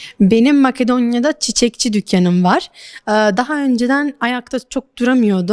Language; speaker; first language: Turkish; non-native, fluent; Albanian